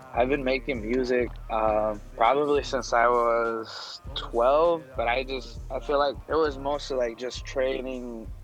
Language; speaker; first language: English; non-native, fluent; Spanish